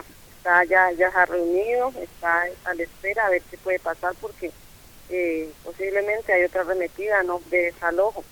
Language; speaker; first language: Spanish; native; Spanish